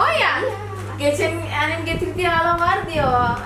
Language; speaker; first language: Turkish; non-native, learner; Indonesian